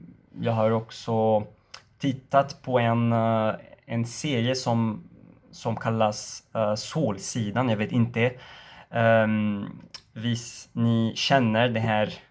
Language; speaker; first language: Swedish; non-native, learner; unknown